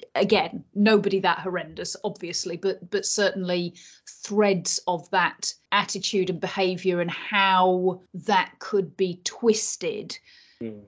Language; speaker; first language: English; native; English